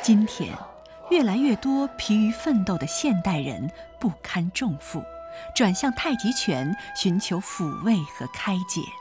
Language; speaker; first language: Chinese; native; Chinese